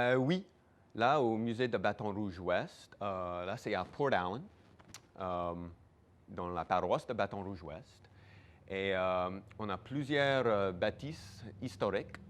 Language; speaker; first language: French; non-native, local second language; English